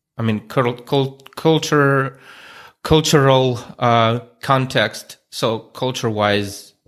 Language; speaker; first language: English; non-native, fluent; Russian